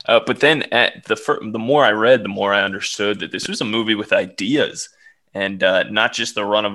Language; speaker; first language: English; native; English